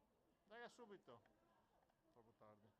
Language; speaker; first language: Italian; native; Italian